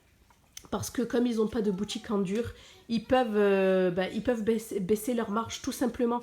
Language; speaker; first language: French; native; French